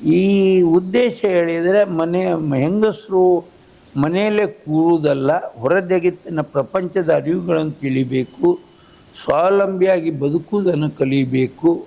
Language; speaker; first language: Kannada; native; Kannada